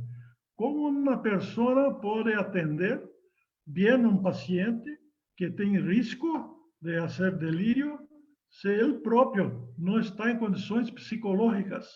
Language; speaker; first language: Spanish; non-native, learner; Portuguese